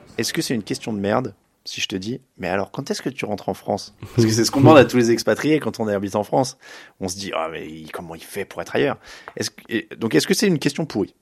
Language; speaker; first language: French; native; French